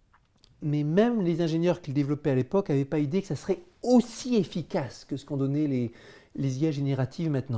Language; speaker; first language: French; native; French